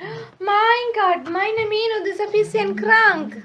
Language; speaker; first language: German; non-native, learner; Tamil